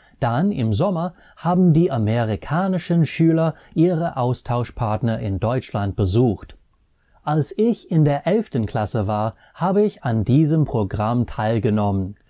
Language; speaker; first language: German; non-native, fluent; English